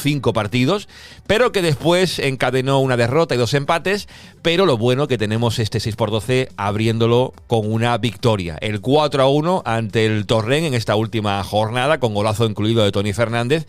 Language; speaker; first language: Spanish; native; Spanish